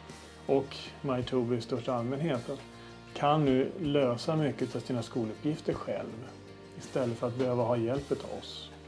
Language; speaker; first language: Swedish; native; Swedish